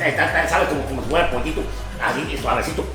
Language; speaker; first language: Spanish; native; Spanish